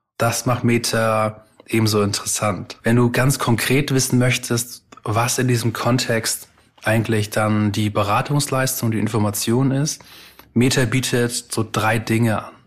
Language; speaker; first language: German; early bilingual, other home language; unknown